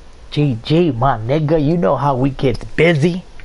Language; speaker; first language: English; early bilingual, other home language; Spanish